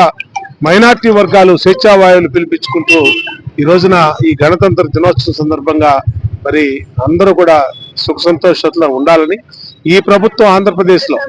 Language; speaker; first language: Telugu; native; Telugu